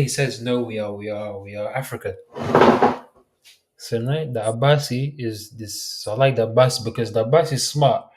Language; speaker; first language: English; early bilingual, heritage; Arabic